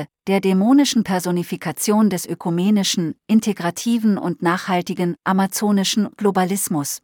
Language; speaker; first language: German; native; German